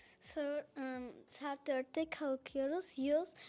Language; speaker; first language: Turkish; early bilingual, other home language; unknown